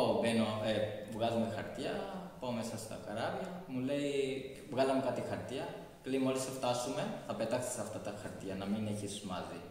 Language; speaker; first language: Greek; non-native, fluent; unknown